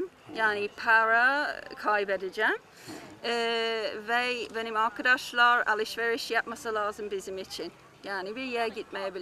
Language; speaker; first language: Turkish; non-native, learner; English